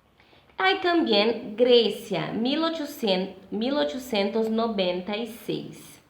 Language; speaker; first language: Spanish; non-native, fluent; Portuguese